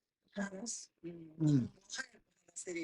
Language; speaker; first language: Japanese; non-native, learner; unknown